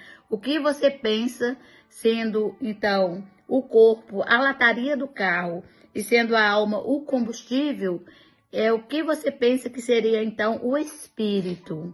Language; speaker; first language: Portuguese; native; Portuguese